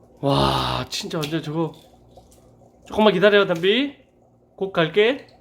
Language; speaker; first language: Korean; native; Korean